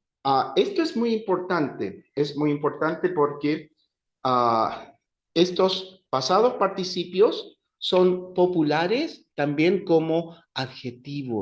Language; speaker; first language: Spanish; non-native, fluent; English